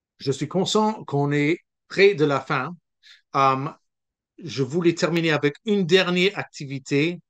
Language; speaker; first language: French; non-native, local second language; English